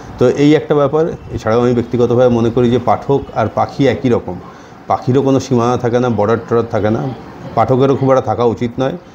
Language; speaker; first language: Bangla; native; Bangla